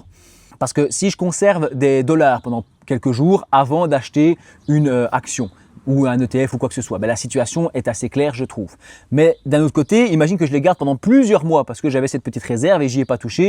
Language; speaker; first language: French; native; French